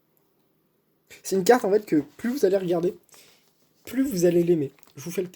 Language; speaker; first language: French; native; French